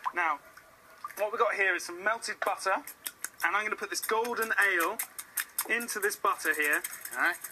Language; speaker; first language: English; native; English